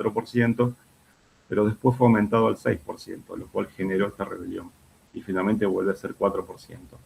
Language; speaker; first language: Spanish; native; Spanish